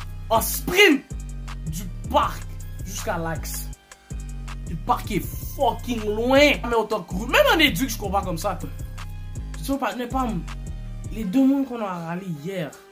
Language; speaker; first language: French; early bilingual, heritage; French